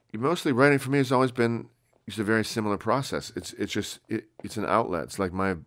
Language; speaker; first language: English; native; English